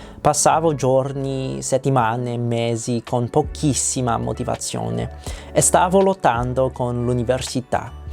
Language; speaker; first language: Italian; non-native, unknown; English